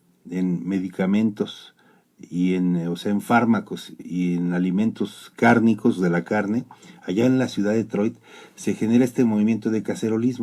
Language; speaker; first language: Spanish; native; Spanish